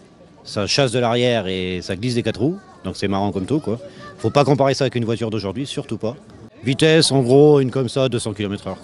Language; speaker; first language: French; native; French